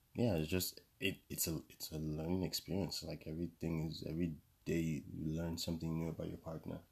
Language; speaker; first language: English; non-native, local second language; Yoruba